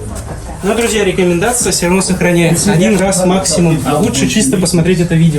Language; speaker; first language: Russian; native; Russian